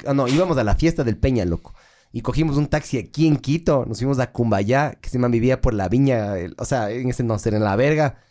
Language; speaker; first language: Spanish; native; Spanish